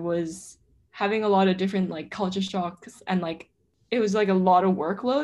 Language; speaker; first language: English; non-native, local second language; Cantonese